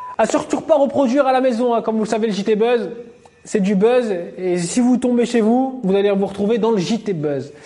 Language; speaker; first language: French; non-native, local second language; Arabic